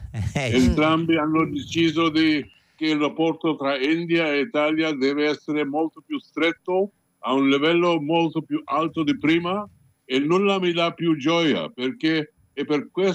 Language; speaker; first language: Italian; non-native, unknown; Hindi